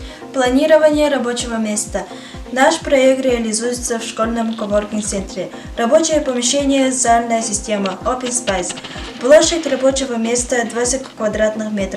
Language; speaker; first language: Russian; non-native, local second language; Yakut